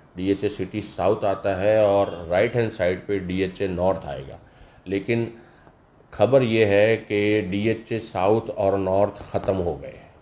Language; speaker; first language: Urdu; native; Urdu